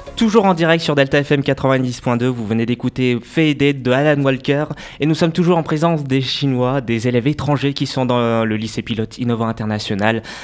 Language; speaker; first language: French; native; French